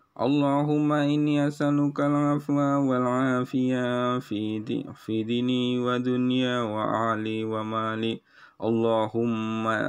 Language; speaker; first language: Arabic; non-native, learner; Indonesian